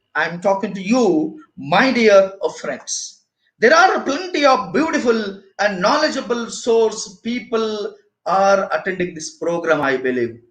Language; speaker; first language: English; non-native, local second language; Kannada